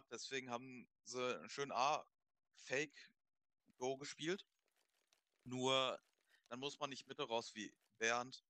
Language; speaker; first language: German; native; German